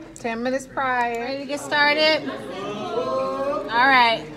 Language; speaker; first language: English; native; English